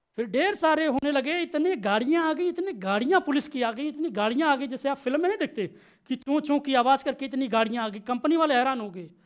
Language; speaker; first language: Hindi; native; Hindi